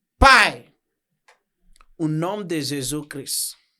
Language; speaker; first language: Portuguese; non-native, learner; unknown